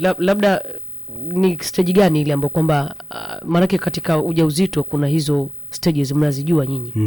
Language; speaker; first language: Swahili; native; Swahili